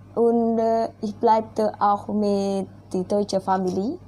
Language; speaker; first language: German; non-native, learner; Indonesian